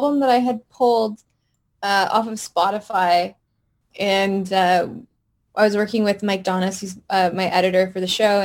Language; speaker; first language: English; native; English